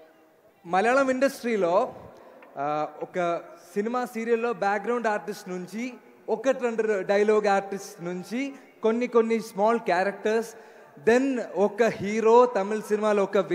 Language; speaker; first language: Telugu; non-native, learner; Malayalam